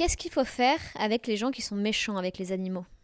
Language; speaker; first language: French; native; French